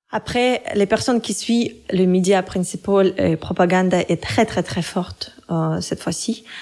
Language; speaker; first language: French; non-native, fluent; Russian